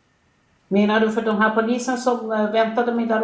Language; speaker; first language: Swedish; non-native, learner; Arabic